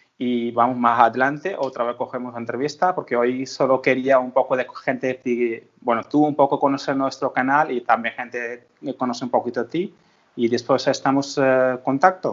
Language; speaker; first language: Spanish; non-native, learner; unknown